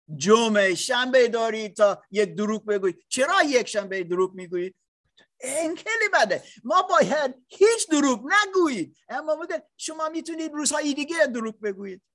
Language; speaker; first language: Persian; non-native, learner; English